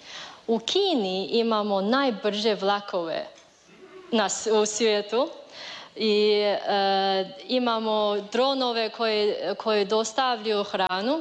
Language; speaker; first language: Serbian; non-native, learner; Chinese